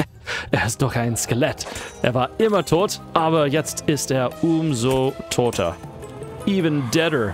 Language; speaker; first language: German; non-native, fluent; English